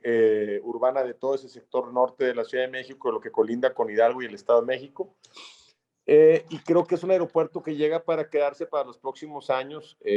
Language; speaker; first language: Spanish; native; Spanish